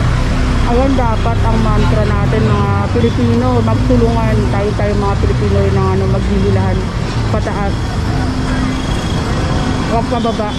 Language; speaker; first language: Filipino; native; Filipino